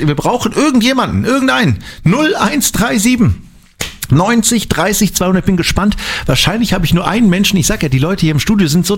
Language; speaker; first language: German; native; German